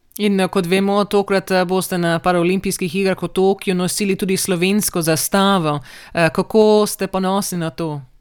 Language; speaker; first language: Slovenian; early bilingual, heritage; Slovenian